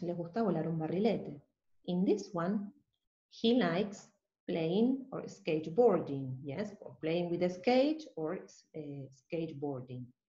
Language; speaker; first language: English; non-native, fluent; Spanish